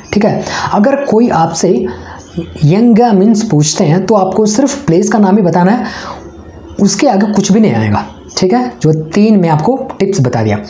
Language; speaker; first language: Hindi; non-native, local second language; Tamil